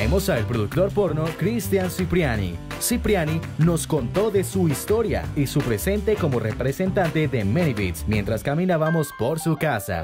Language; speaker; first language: Spanish; native; Spanish